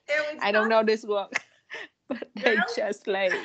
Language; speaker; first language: English; non-native, learner; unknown